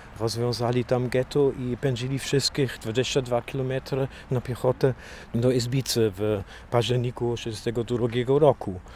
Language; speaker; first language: Polish; non-native, fluent; German